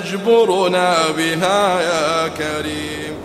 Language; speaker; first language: Arabic; native; Arabic